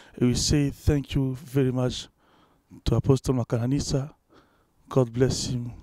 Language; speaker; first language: English; non-native, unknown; French